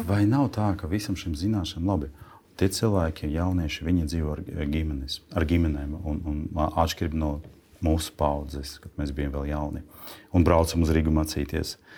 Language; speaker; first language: Latvian; non-native, local second language; Russian